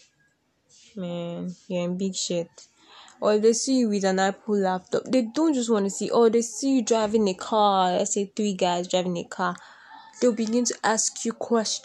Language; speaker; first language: English; non-native, local second language; Yoruba